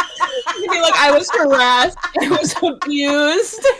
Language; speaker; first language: English; native; English